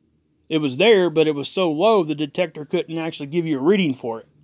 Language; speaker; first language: English; native; English